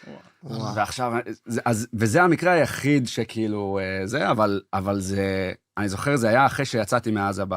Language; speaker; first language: Hebrew; early bilingual, heritage; English